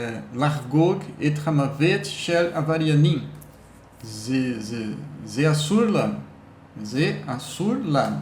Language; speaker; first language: Hebrew; non-native, learner; Portuguese